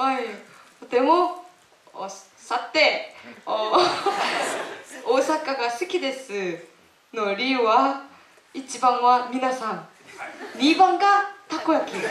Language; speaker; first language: Japanese; non-native, learner; Korean